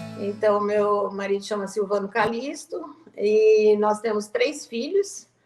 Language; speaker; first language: Portuguese; native; Portuguese